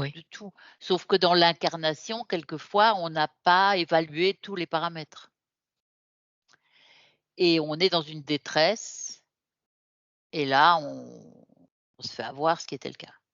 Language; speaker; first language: French; native; French